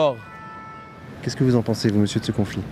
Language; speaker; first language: French; native; French